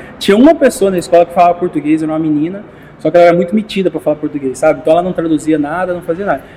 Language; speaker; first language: Portuguese; native; Portuguese